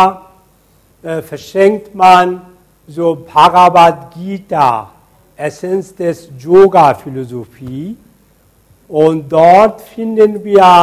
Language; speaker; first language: German; non-native, fluent; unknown